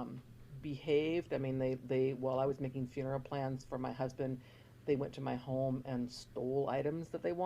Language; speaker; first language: English; native; English